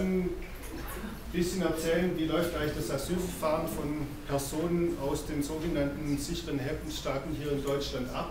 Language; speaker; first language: German; native; German